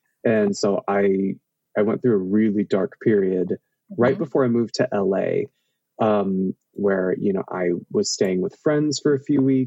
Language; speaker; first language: English; native; English